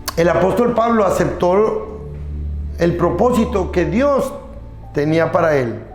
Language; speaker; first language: Spanish; native; Spanish